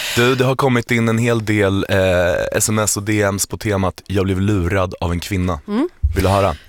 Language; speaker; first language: Swedish; early bilingual, other home language; Norwegian